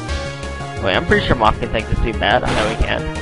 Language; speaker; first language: English; native; English